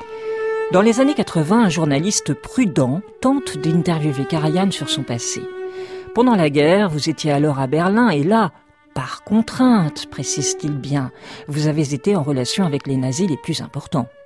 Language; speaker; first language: French; native; French